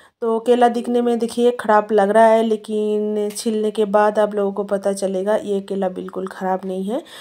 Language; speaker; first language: Hindi; non-native, local second language; Bangla